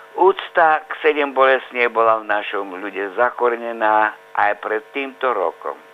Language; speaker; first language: Slovak; native; Slovak